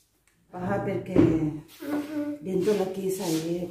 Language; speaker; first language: Italian; non-native, fluent; Filipino